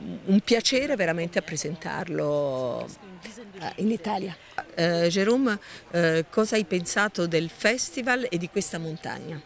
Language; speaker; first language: Italian; non-native, fluent; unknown